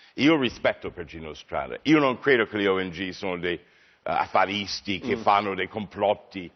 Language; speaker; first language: Italian; non-native, fluent; English